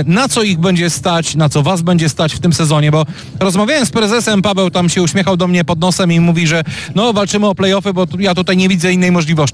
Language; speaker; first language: Polish; native; Polish